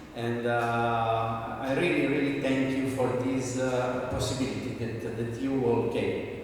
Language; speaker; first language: English; non-native, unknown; Italian